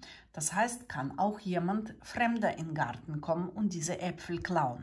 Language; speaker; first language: German; non-native, learner; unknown